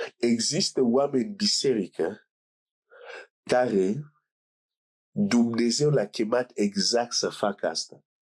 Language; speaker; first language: Romanian; non-native, fluent; French